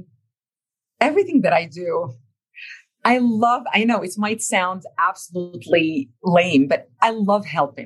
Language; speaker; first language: English; non-native, fluent; Arabic